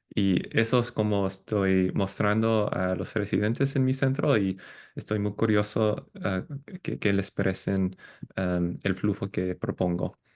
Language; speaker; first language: Spanish; non-native, fluent; English